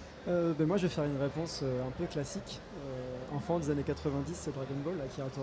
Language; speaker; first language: French; native; French